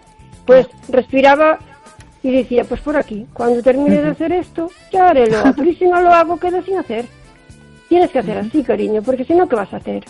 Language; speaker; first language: Spanish; native; Spanish